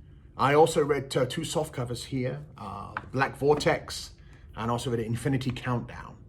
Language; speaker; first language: English; native; English